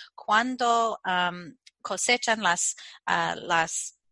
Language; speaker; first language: Spanish; non-native, fluent; English